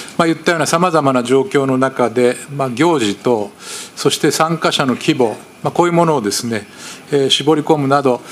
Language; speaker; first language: Japanese; native; Japanese